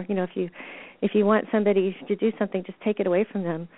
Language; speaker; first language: English; native; English